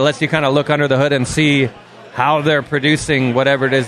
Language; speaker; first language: English; native; English